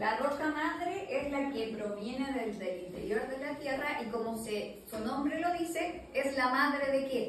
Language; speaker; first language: Spanish; native; Spanish